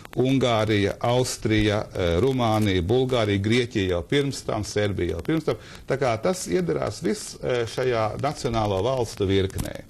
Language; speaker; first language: Latvian; native; Latvian